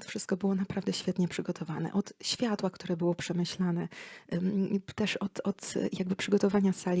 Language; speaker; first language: Polish; native; Polish